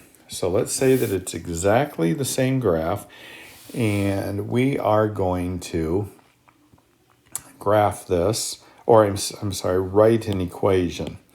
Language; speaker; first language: English; native; English